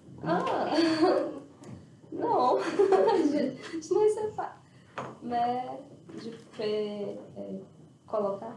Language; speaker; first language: French; non-native, learner; Portuguese